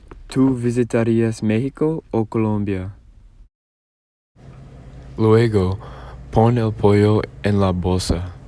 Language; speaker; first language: Spanish; non-native, learner; English